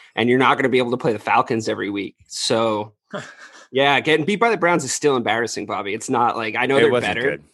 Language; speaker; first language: English; native; English